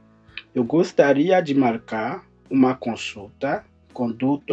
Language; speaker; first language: Portuguese; non-native, fluent; Haitian Creole